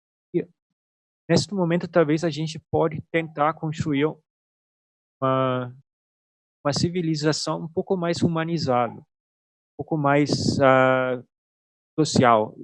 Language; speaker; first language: Portuguese; non-native, fluent; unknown